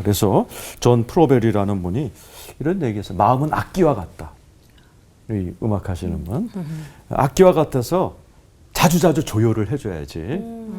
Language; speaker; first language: Korean; native; Korean